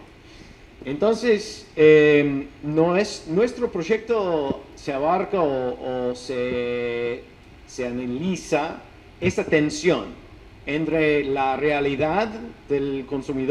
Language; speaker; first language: Spanish; non-native, fluent; English